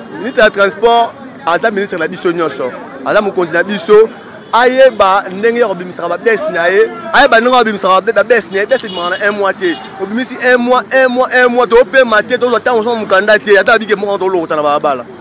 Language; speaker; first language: Lingala; native; Lingala